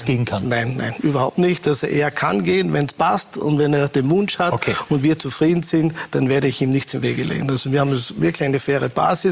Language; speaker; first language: German; native; German